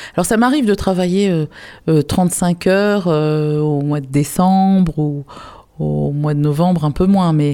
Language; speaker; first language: French; native; French